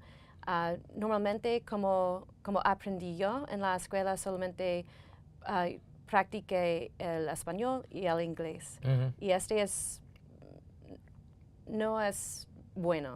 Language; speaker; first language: Spanish; non-native, fluent; English